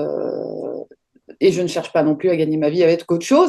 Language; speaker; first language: French; native; French